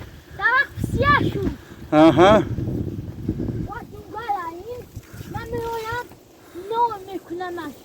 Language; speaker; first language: Persian; non-native, local second language; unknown